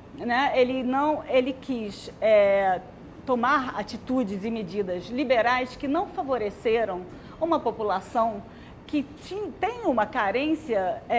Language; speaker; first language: Portuguese; non-native, fluent; Arabic